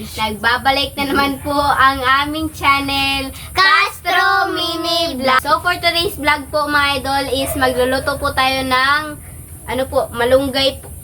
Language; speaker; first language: Filipino; non-native, local second language; Cebuano